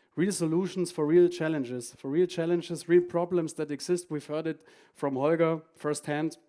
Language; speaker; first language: English; non-native, fluent; German